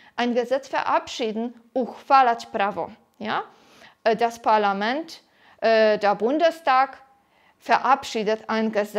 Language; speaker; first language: German; non-native, fluent; Polish